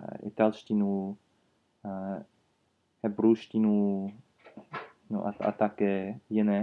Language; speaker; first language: Czech; non-native, learner; English